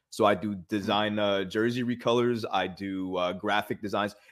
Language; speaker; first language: English; native; English